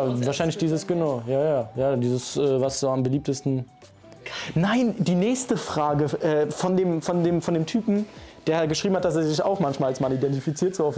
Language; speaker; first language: German; native; German